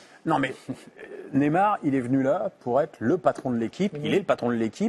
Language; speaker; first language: French; native; French